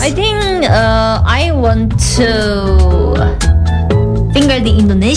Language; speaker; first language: English; non-native, learner; Indonesian